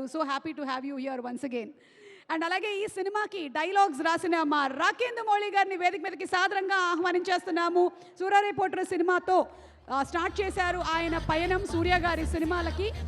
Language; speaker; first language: Telugu; native; Telugu